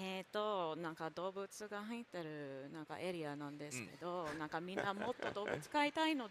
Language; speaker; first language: Japanese; non-native, fluent; English